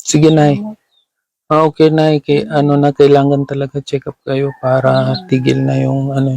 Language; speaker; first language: Filipino; non-native, learner; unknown